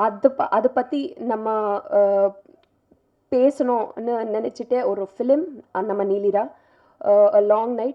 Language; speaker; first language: Tamil; non-native, local second language; Telugu